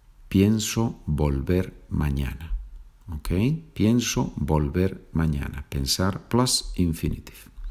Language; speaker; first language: Spanish; native; Spanish